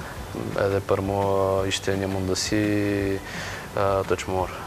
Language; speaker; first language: Albanian; non-native, learner; Bulgarian